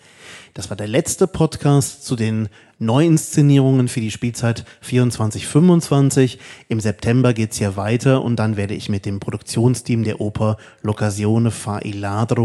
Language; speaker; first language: German; native; German